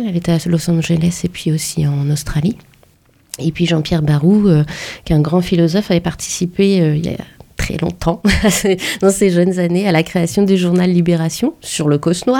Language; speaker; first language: French; native; French